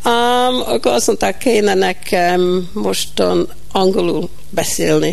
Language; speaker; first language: Hungarian; early bilingual, heritage; Hungarian